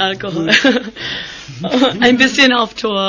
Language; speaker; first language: German; non-native, learner; English